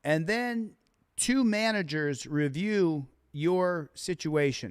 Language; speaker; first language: English; native; English